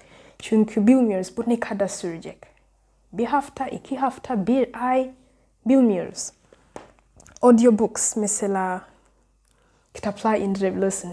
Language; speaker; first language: Turkish; non-native, learner; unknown